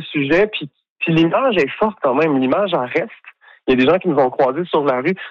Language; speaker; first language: French; native; French